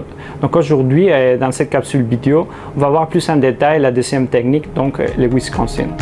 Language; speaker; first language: French; non-native, fluent; Spanish